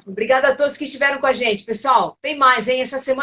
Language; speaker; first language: Portuguese; native; Portuguese